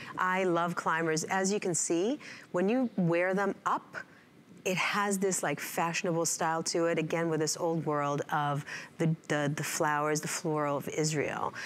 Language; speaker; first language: English; non-native, fluent; Hebrew